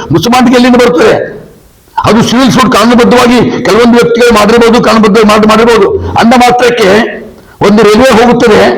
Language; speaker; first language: Kannada; non-native, local second language; Urdu